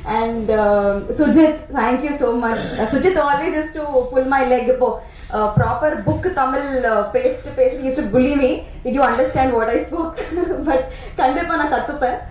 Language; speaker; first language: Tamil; non-native, learner; Telugu